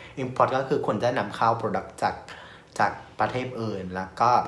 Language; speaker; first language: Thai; non-native, fluent; Vietnamese